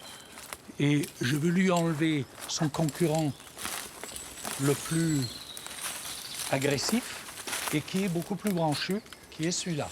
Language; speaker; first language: French; native; French